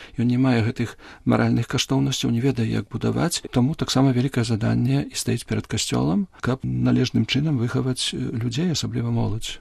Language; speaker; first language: Belarusian; non-native, local second language; Polish